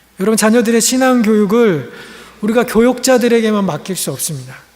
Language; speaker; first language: Korean; native; Korean